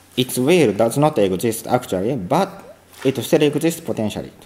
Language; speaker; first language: English; non-native, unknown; Japanese